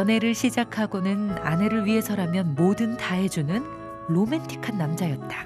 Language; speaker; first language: Korean; native; Korean